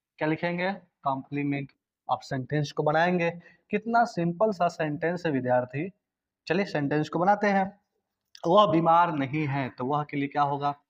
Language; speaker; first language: Hindi; native; Hindi